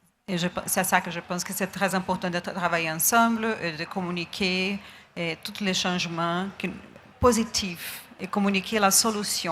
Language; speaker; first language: French; non-native, learner; Portuguese